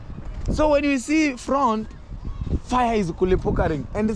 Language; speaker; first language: English; non-native, learner; Swahili